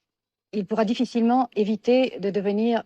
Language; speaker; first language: French; native; French